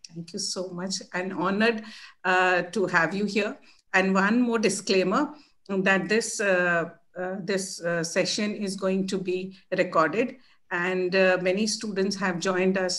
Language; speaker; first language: English; non-native, local second language; Odia